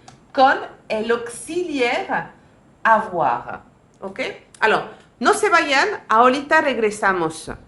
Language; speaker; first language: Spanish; non-native, learner; French